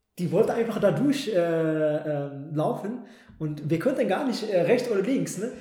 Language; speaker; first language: German; non-native, fluent; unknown